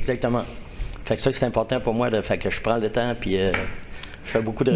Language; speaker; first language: French; native; French